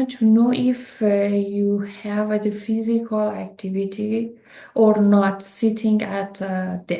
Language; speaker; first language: English; non-native, learner; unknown